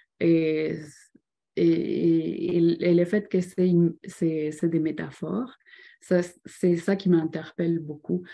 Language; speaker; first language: French; non-native, fluent; Spanish